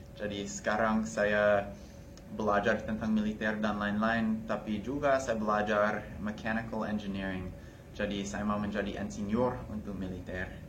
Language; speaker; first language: Indonesian; non-native, fluent; English